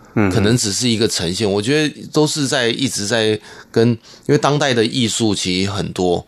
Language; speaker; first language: Chinese; non-native, local second language; Hakka Chinese